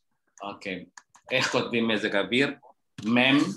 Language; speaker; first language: Hebrew; non-native, fluent; Indonesian